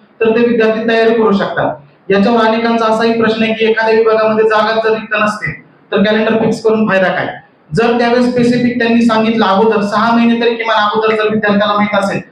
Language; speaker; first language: Marathi; native; Marathi